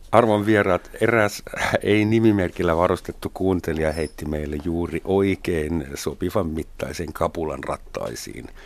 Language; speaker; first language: Finnish; non-native, fluent; German